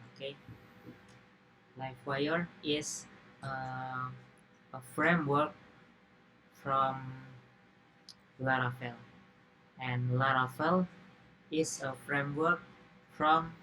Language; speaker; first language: English; non-native, learner; Indonesian